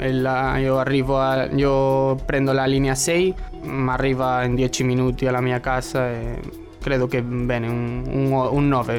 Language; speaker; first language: Italian; non-native, learner; Spanish